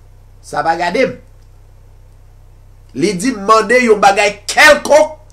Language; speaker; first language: French; non-native, local second language; Haitian Creole